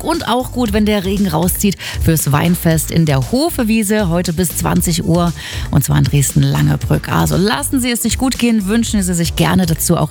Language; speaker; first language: German; native; German